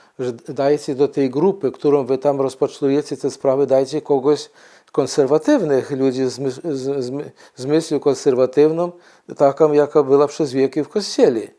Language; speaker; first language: Polish; non-native, fluent; Ukrainian